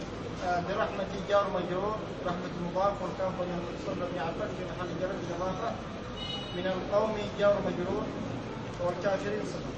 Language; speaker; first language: Arabic; non-native, learner; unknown